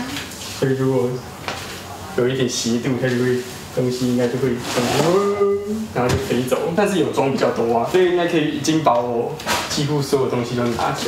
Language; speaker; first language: Chinese; native; Chinese